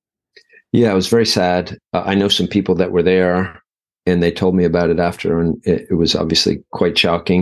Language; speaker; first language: English; native; English